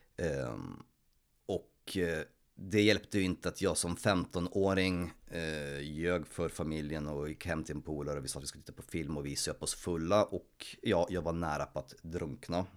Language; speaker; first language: Swedish; early bilingual, other home language; Polish